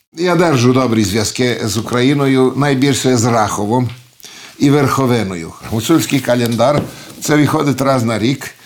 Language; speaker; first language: Ukrainian; early bilingual, heritage; Ukrainian